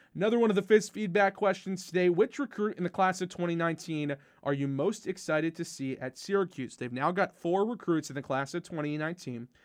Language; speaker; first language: English; native; English